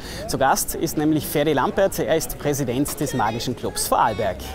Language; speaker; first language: German; native; German